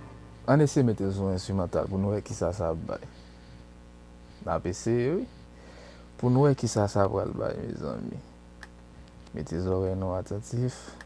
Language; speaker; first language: French; non-native, learner; Haitian Creole